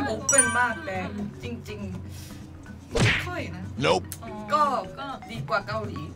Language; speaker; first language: Thai; non-native, learner; Korean